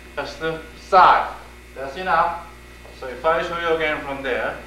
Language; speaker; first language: English; non-native, fluent; Korean